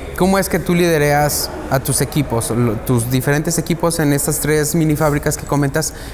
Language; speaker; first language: Spanish; native; Spanish